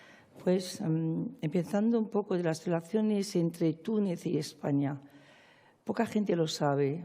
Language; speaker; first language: Spanish; non-native, fluent; Arabic